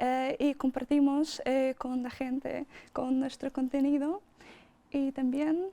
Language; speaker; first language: Spanish; non-native, fluent; Russian